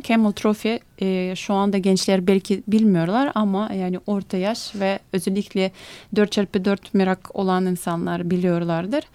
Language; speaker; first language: Turkish; non-native, fluent; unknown